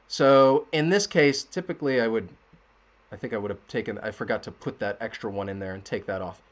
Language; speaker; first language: English; native; English